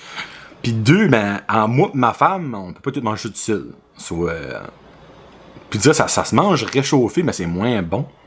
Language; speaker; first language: French; native; French